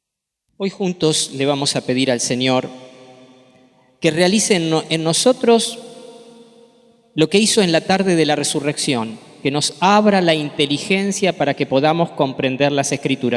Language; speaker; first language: Spanish; native; Spanish